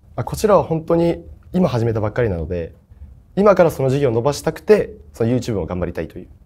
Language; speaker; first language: Japanese; native; Japanese